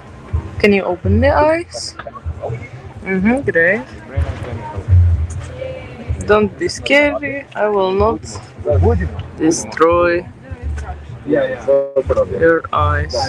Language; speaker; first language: English; non-native, fluent; Ukrainian